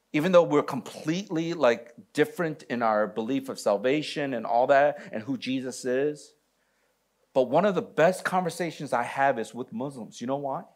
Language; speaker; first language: English; native; English